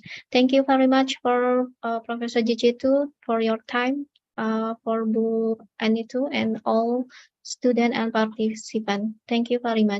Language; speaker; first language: English; non-native, learner; Indonesian